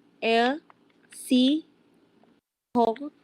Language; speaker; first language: German; non-native, learner; Filipino